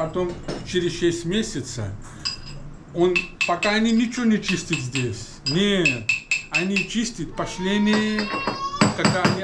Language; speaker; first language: Russian; non-native, learner; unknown